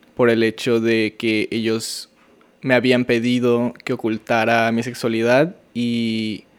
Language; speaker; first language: Spanish; native; Spanish